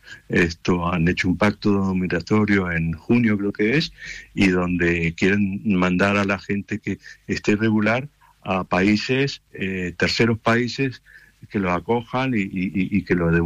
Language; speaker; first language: Spanish; native; Spanish